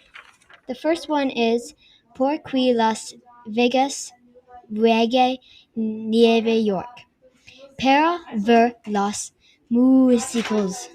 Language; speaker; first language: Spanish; non-native, learner; English